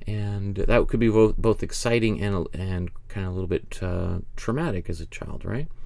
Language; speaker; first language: English; native; English